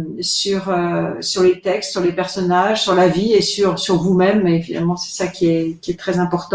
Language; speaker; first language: French; native; French